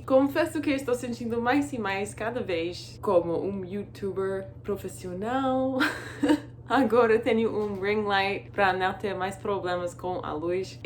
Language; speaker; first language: Portuguese; non-native, fluent; English